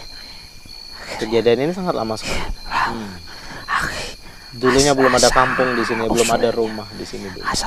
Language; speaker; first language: Indonesian; native; Indonesian